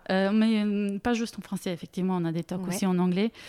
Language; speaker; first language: French; non-native, fluent; Bulgarian